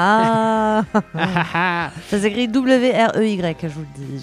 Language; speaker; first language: French; native; French